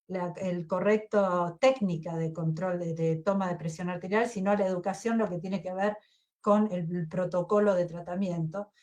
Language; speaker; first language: Spanish; native; Spanish